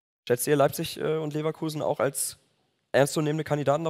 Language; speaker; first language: German; native; German